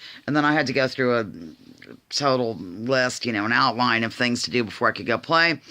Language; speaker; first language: English; native; English